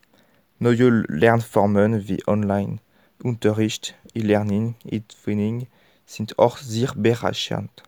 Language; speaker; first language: German; non-native, learner; French